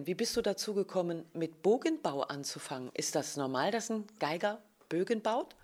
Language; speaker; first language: German; native; German